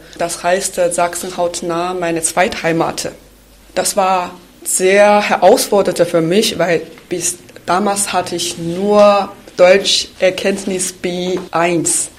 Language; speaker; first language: German; non-native, fluent; Chinese